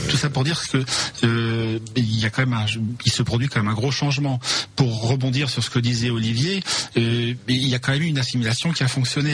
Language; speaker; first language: French; native; French